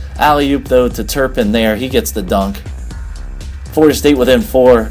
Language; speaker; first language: English; native; English